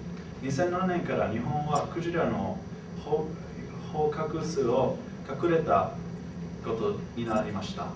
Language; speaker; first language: Japanese; non-native, fluent; English